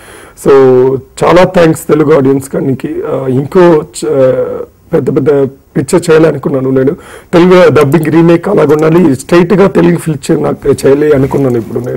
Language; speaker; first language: Telugu; non-native, learner; Tamil